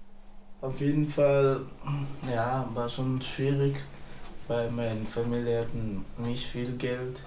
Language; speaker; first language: German; non-native, learner; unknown